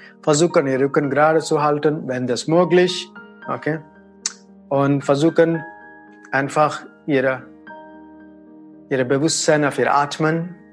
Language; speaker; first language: German; non-native, fluent; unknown